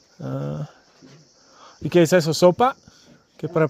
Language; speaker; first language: Spanish; non-native, learner; English